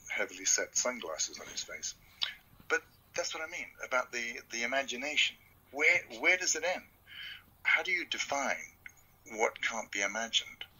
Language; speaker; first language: English; native; English